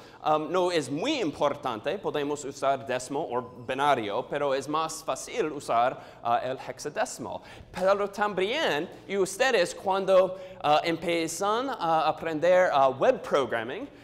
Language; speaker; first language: Spanish; non-native, learner; English